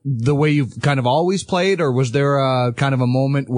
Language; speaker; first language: English; native; English